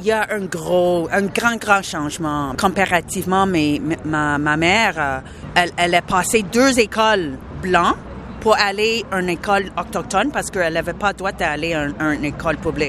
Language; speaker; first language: French; non-native, local second language; English